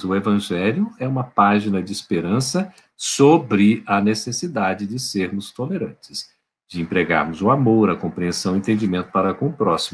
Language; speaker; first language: Portuguese; native; Portuguese